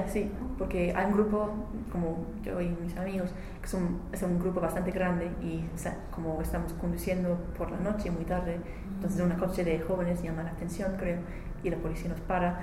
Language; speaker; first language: Spanish; non-native, learner; English